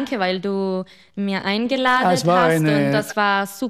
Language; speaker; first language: German; non-native, local second language; Italian